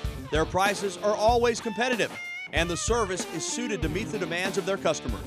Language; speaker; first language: English; native; English